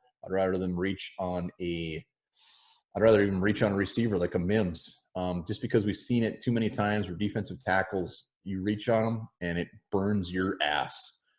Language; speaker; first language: English; native; English